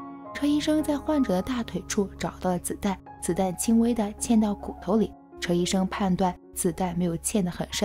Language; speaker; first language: Chinese; native; Chinese